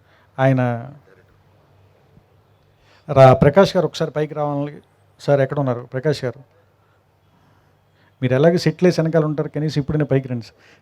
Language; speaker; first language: Telugu; native; Telugu